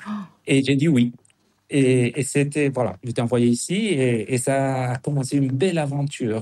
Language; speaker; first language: French; non-native, fluent; Spanish